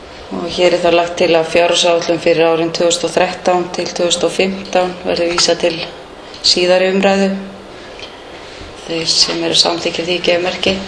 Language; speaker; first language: Icelandic; native; Icelandic